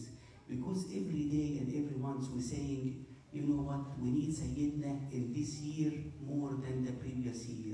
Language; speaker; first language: English; non-native, fluent; Arabic